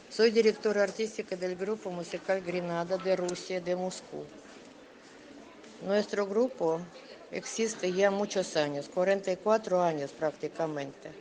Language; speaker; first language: Spanish; non-native, fluent; Russian